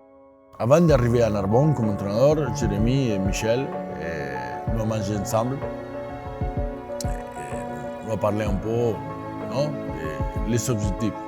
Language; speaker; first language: French; non-native, fluent; Spanish